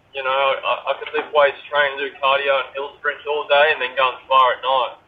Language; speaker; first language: English; native; English